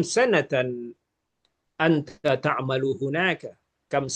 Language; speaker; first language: Arabic; non-native, fluent; Malay